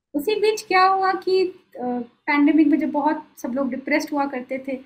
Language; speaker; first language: Hindi; non-native, local second language; Bangla